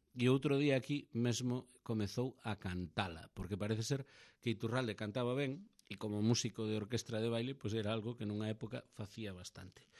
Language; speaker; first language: Galician; native; Galician